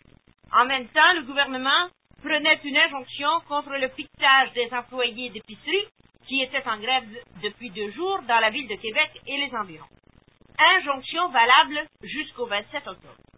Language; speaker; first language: French; native; French